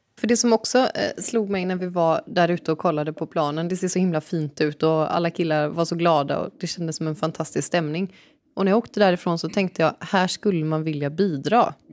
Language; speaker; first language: Swedish; native; Swedish